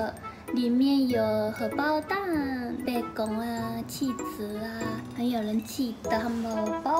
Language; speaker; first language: Chinese; non-native, fluent; Japanese